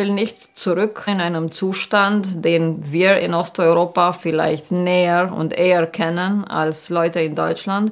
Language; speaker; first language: German; non-native, fluent; Romanian